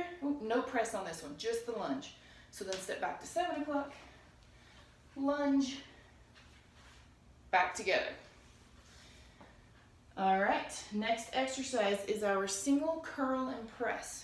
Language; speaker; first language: English; native; English